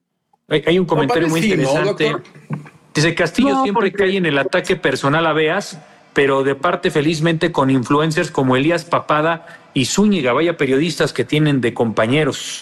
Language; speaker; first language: Spanish; native; Spanish